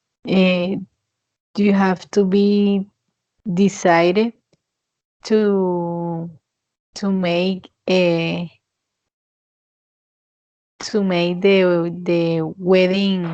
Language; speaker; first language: English; non-native, fluent; Spanish